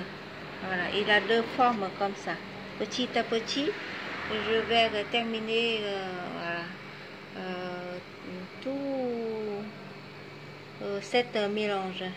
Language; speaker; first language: French; non-native, fluent; Vietnamese